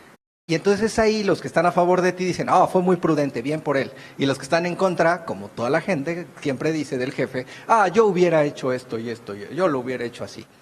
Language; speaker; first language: Spanish; native; Spanish